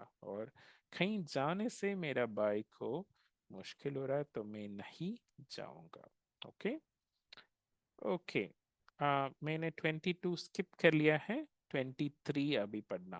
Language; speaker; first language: Hindi; non-native, local second language; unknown